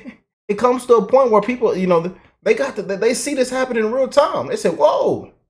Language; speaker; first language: English; native; English